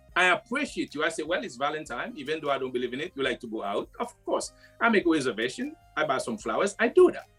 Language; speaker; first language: English; non-native, fluent; Haitian Creole